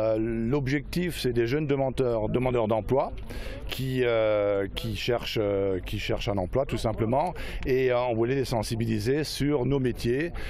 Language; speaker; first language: French; native; French